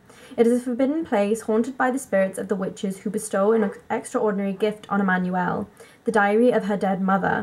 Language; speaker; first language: English; native; English